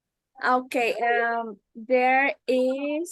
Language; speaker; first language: English; non-native, learner; Spanish